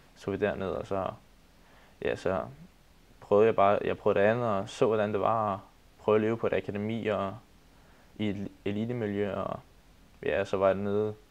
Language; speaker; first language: Danish; native; Danish